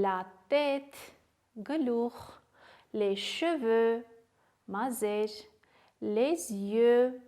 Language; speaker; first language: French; non-native, fluent; Armenian